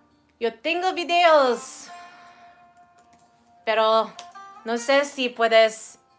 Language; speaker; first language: Spanish; non-native, learner; English